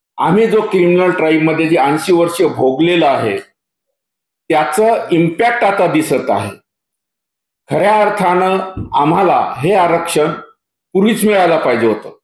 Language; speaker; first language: Marathi; non-native, local second language; Lambadi